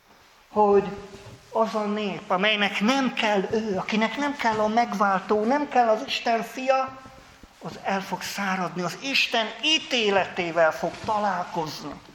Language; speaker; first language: Hungarian; native; Hungarian